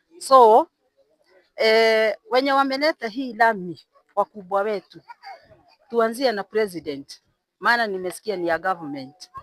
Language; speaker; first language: Swahili; non-native, local second language; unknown